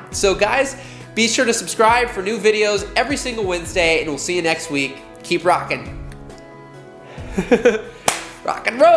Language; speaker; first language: English; native; English